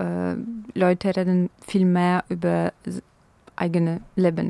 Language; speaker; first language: German; non-native, fluent; Ukrainian